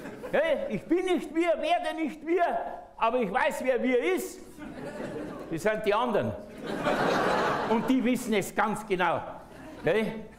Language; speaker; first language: German; native; German